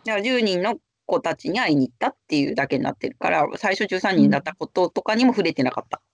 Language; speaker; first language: Japanese; native; Japanese